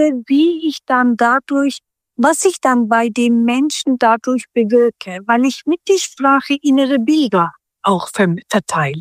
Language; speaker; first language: German; non-native, fluent; Turkish